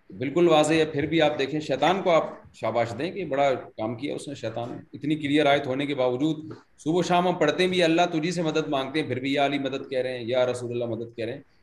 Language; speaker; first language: Urdu; native; Urdu